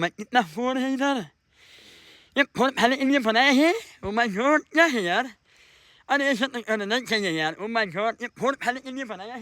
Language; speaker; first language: Hindi; non-native, fluent; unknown